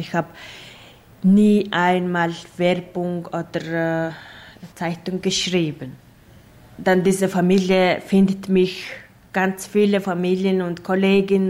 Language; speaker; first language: German; non-native, learner; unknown